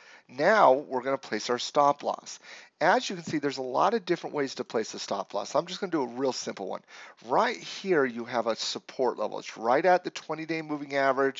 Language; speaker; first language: English; native; English